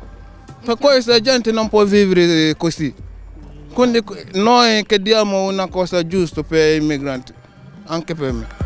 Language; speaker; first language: Italian; non-native, learner; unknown